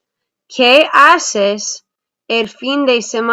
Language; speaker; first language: Spanish; non-native, fluent; English